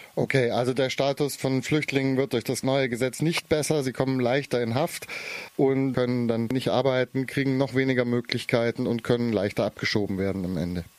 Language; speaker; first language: German; native; German